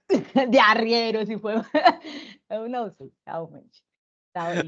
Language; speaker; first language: Portuguese; non-native, learner; Spanish